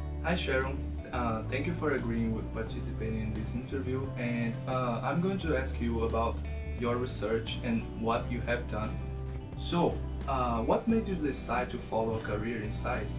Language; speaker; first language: English; non-native, fluent; Portuguese